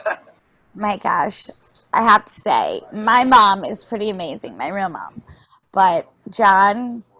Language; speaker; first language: English; native; English